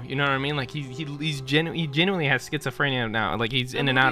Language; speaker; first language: English; native; English